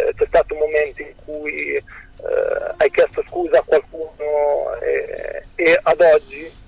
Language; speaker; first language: Italian; native; Italian